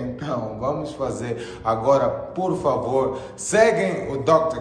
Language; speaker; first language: Portuguese; native; Portuguese